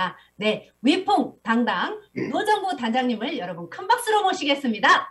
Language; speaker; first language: Korean; native; Korean